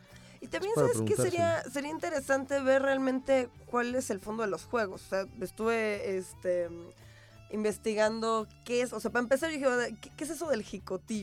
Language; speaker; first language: Spanish; native; Spanish